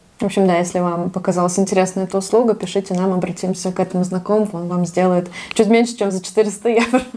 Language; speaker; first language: Russian; native; Russian